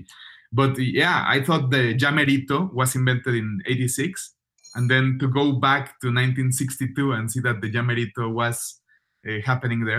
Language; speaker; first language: English; non-native, fluent; Spanish